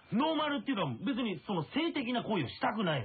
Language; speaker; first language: Japanese; native; Japanese